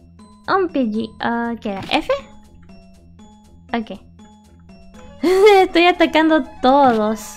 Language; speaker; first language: Spanish; early bilingual, heritage; Spanish